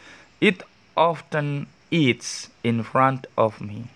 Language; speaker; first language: English; non-native, learner; Indonesian